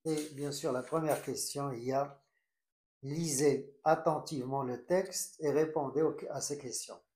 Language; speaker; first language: French; non-native, local second language; Arabic